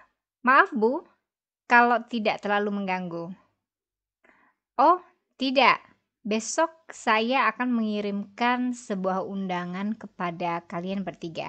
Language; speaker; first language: Indonesian; native; Indonesian